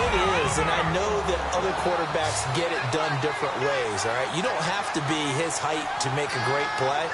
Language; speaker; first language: English; native; English